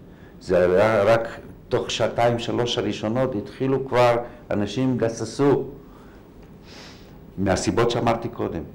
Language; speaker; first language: Hebrew; non-native, fluent; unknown